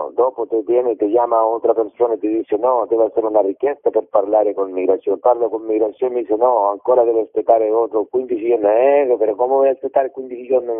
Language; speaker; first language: Italian; non-native, learner; Spanish